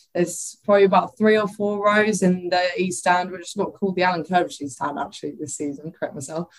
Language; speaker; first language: English; native; English